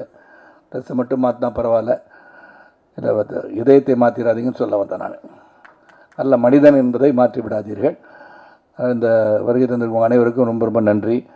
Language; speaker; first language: Tamil; native; Tamil